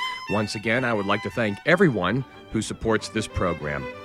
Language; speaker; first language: English; native; English